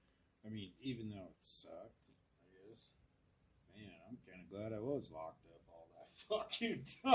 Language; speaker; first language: English; native; English